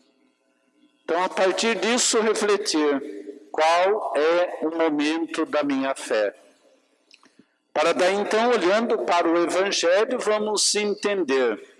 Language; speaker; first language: Portuguese; native; Portuguese